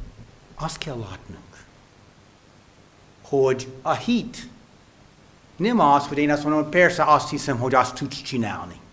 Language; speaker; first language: Hungarian; non-native, fluent; English